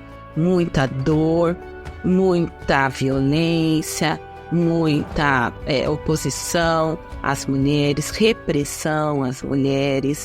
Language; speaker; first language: Portuguese; native; Portuguese